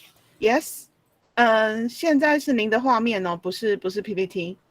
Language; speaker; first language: Chinese; native; Chinese